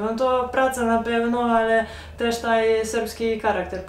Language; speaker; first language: Polish; non-native, learner; Serbian